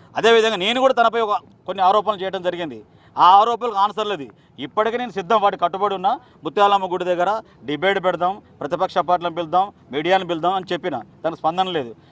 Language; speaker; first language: Telugu; native; Telugu